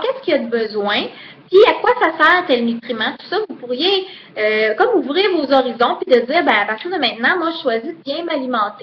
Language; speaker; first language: French; native; French